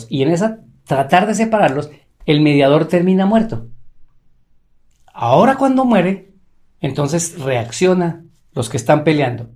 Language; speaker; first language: Spanish; native; Spanish